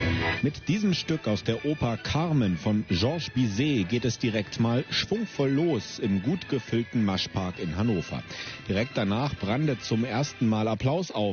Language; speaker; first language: German; native; German